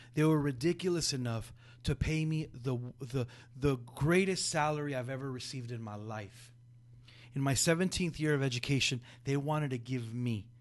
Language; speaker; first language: English; early bilingual, other home language; Spanish